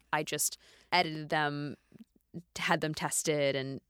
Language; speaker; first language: English; native; English